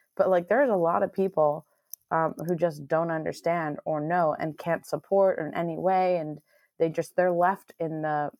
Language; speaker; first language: English; native; English